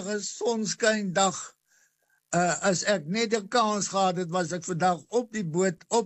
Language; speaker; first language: Afrikaans; native; Afrikaans